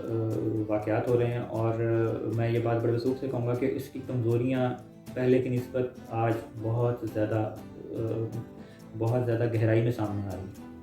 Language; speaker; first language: Urdu; native; Urdu